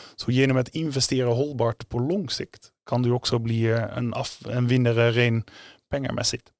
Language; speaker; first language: Swedish; non-native, fluent; Dutch